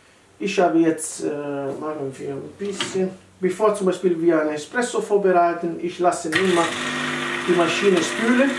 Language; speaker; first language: German; non-native, learner; Italian